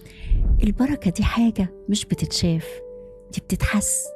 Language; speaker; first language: Arabic; native; Arabic